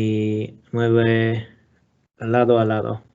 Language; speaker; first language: Spanish; non-native, learner; English